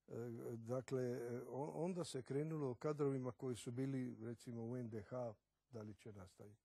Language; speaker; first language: Croatian; native; Croatian